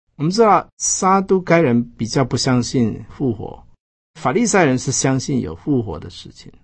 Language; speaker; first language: Chinese; native; Chinese